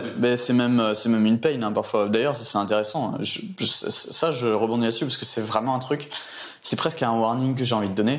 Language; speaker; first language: French; native; French